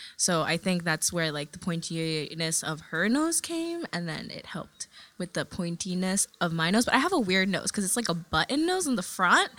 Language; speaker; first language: English; early bilingual, other home language; Filipino